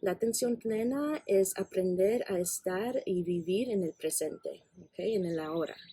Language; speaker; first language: Spanish; non-native, fluent; English